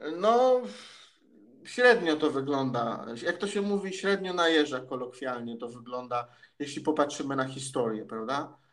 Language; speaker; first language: Polish; native; Polish